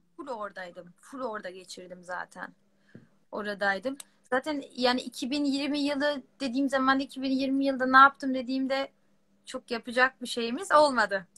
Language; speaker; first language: Turkish; non-native, fluent; German